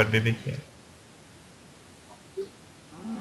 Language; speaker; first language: French; native; French